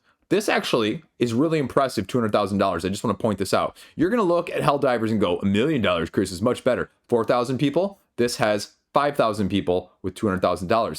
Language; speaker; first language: English; native; English